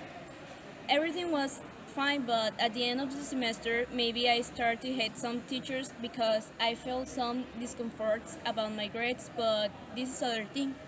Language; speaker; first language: English; non-native, learner; Spanish